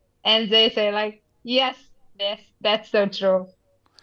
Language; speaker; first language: English; non-native, fluent; Tajik